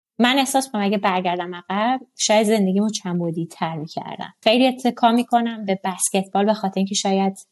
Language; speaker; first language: Persian; non-native, local second language; Azerbaijani